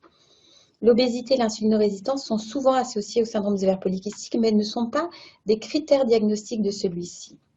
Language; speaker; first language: French; native; French